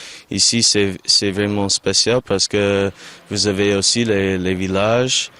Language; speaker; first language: French; non-native, learner; English